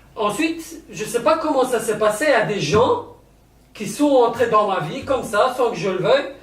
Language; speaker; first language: French; early bilingual, other home language; Turkish